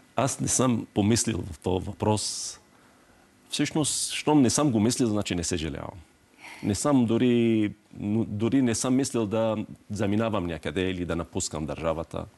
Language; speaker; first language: Bulgarian; non-native, fluent; Arabic